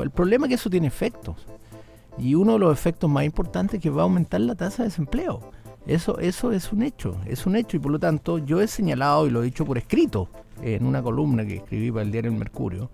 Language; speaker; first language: Spanish; native; Spanish